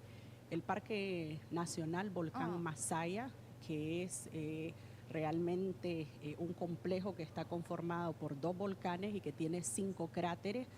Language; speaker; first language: Spanish; native; Spanish